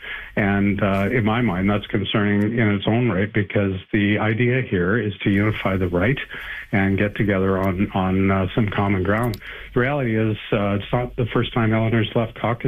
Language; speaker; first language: English; native; English